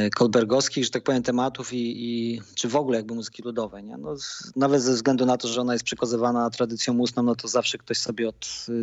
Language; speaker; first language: Polish; native; Polish